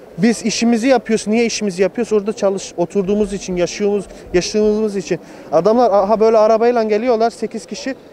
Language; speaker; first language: Turkish; early bilingual, heritage; Turkish